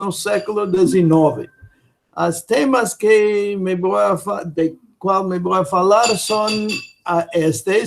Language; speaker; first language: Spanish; non-native, fluent; English